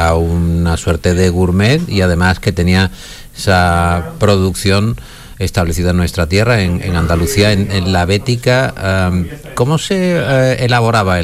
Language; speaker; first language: Spanish; native; Spanish